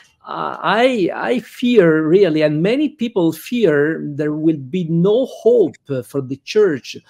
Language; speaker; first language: English; non-native, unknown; Italian